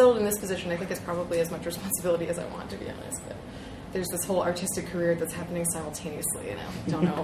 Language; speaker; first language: English; native; English